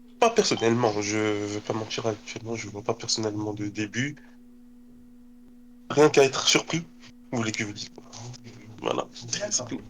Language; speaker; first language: French; native; French